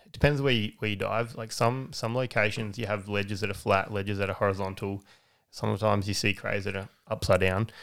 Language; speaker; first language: English; native; English